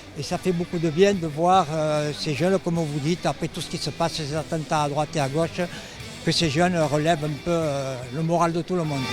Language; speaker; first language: French; native; French